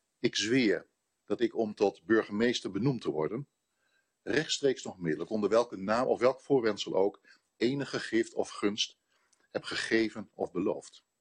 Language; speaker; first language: Dutch; native; Dutch